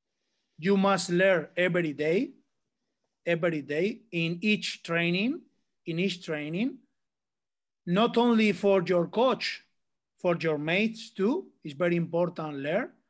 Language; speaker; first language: English; non-native, learner; Spanish